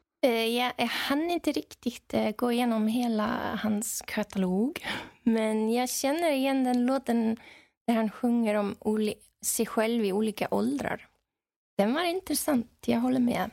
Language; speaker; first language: Swedish; non-native, fluent; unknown